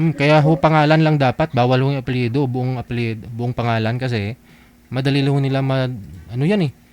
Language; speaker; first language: Filipino; native; Filipino